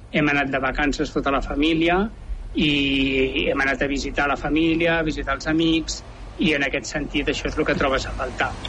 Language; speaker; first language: Catalan; native; Catalan